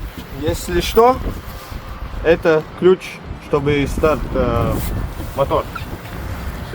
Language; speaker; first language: Russian; native; Russian